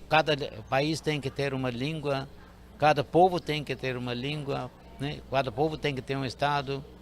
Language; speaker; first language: Portuguese; non-native, fluent; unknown